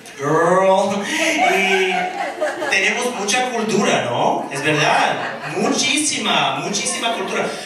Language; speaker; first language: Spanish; non-native, fluent; English